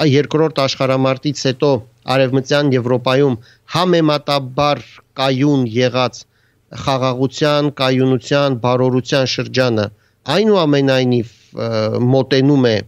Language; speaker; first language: Armenian; native; Armenian